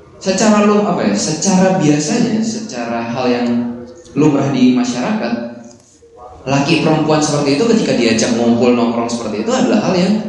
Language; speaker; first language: Indonesian; native; Indonesian